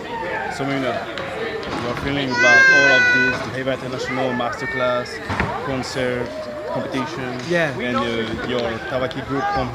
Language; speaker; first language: English; non-native, local second language; French